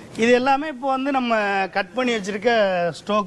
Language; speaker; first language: Tamil; native; Tamil